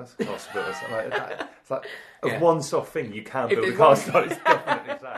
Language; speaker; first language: English; native; English